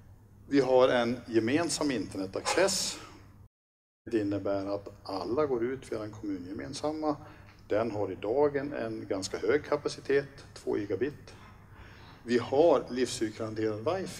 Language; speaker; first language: Swedish; native; Swedish